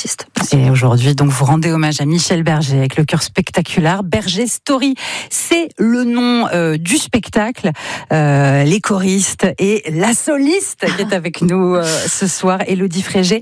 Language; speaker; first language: French; native; French